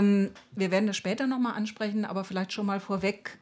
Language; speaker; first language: German; native; German